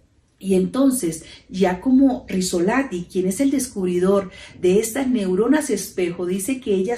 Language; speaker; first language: Spanish; native; Spanish